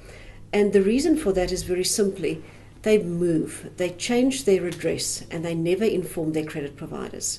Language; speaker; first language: English; native; English